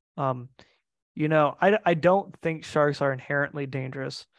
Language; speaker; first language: English; native; English